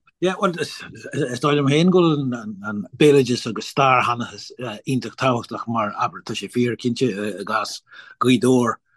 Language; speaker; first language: Irish; non-native, local second language; English